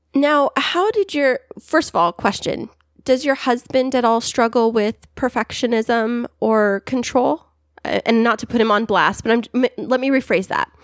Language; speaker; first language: English; native; English